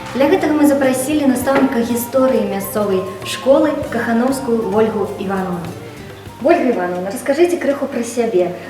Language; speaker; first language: Belarusian; native; Belarusian